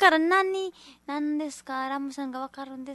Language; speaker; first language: Japanese; non-native, learner; Nepali